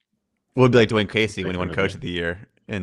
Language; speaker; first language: English; native; English